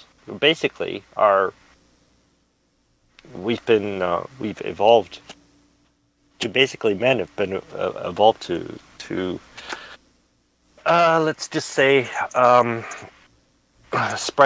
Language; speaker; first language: English; native; English